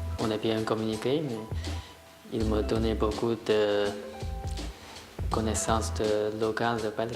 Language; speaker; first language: French; non-native, learner; Chinese